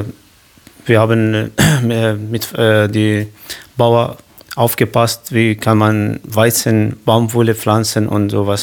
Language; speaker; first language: German; non-native, learner; Kurdish